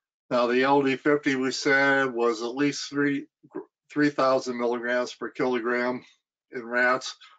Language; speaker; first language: English; native; English